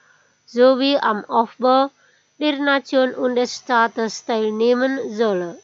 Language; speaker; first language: German; non-native, fluent; Indonesian